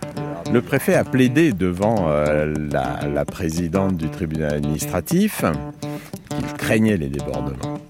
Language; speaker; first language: French; native; French